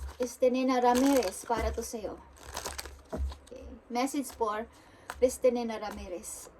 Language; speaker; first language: Filipino; non-native, local second language; Bikol